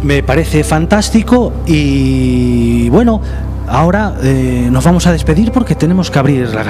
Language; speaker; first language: Spanish; native; Spanish